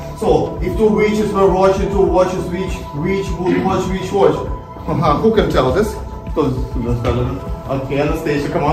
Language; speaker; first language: English; non-native, fluent; Russian